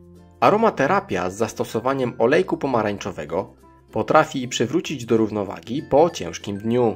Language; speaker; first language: Polish; native; Polish